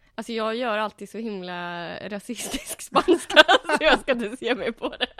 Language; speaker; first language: Swedish; native; Swedish